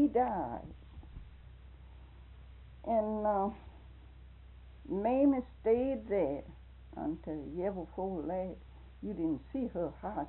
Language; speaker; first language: English; native; English